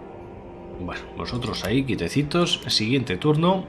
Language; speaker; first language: Spanish; native; Spanish